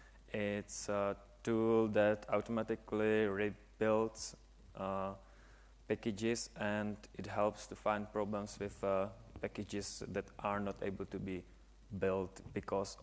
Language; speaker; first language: English; non-native, fluent; Czech